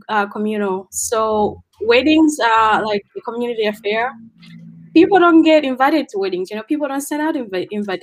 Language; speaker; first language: English; non-native, local second language; Nyanja